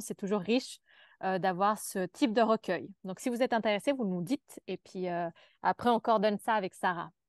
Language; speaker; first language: French; native; French